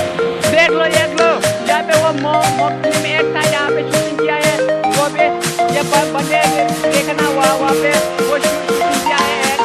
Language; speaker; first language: Hindi; non-native, local second language; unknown